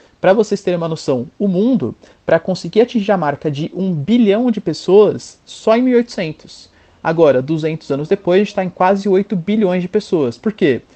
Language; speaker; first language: Portuguese; native; Portuguese